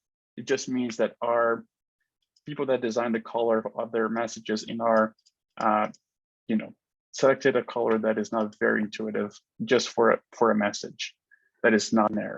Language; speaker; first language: English; non-native, fluent; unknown